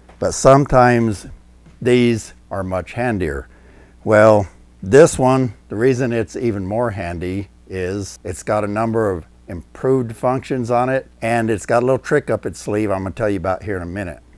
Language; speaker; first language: English; native; English